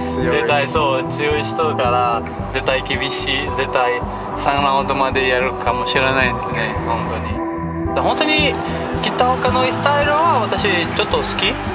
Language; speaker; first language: Japanese; non-native, learner; Portuguese